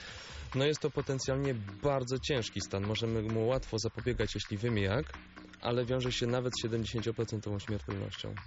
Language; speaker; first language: Polish; native; Polish